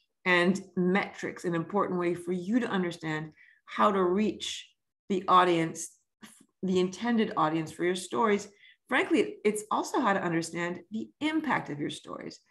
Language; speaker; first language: English; early bilingual, other home language; French